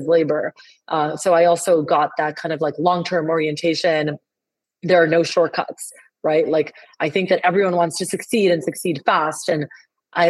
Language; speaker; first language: English; non-native, fluent; Spanish